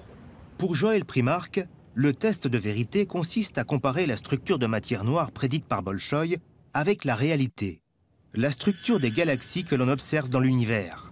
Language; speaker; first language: French; native; French